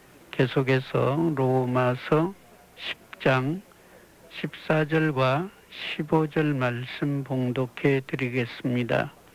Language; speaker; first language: Korean; native; Korean